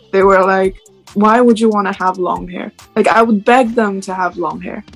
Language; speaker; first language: English; non-native, fluent; Chinese